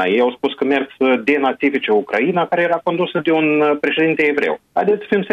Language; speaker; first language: Romanian; native; Romanian